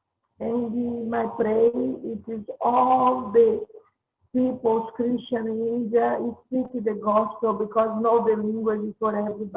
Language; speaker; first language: English; non-native, learner; Portuguese